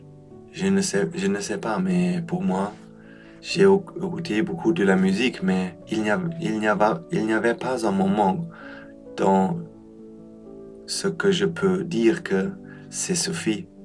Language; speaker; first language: French; non-native, learner; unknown